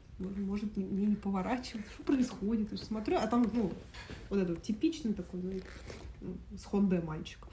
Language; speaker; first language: Russian; native; Russian